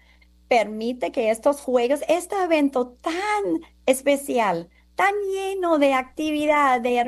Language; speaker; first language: Spanish; non-native, fluent; English